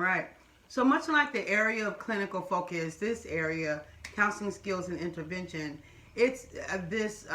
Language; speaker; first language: English; native; English